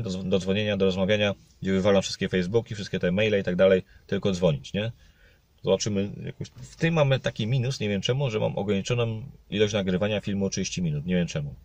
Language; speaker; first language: Polish; native; Polish